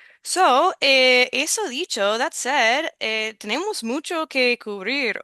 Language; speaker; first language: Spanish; non-native, fluent; English